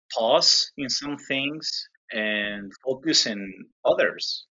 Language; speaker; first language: English; non-native, learner; Spanish